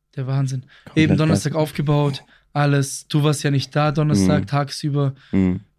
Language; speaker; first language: German; early bilingual, other home language; Greek